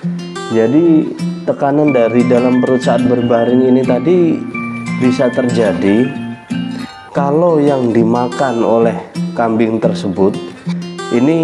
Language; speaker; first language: Indonesian; non-native, local second language; Javanese